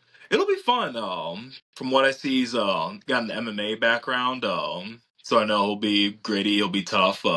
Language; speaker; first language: English; native; English